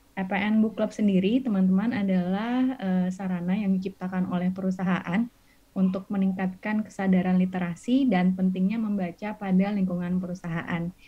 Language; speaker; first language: Indonesian; native; Indonesian